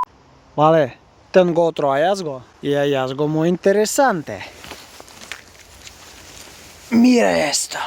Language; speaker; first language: Spanish; non-native, learner; Russian